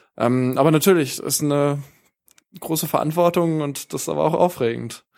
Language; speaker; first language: German; native; German